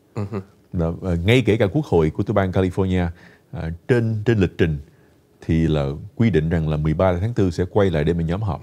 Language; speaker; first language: Vietnamese; early bilingual, heritage; Vietnamese